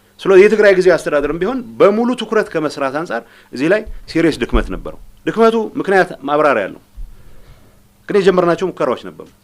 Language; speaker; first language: Amharic; non-native, local second language; Tigrinya